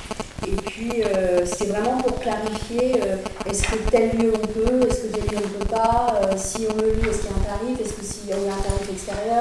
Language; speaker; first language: French; native; French